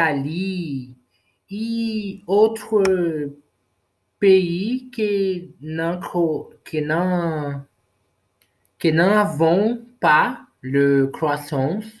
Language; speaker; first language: French; non-native, learner; Portuguese